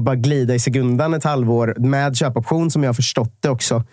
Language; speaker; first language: Swedish; native; Swedish